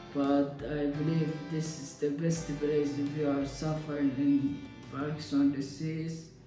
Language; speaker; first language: English; non-native, learner; Somali